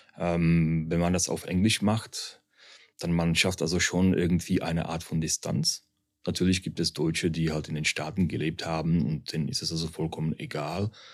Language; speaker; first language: German; early bilingual, heritage; Czech